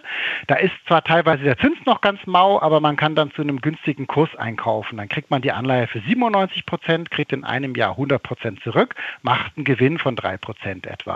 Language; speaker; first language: German; native; German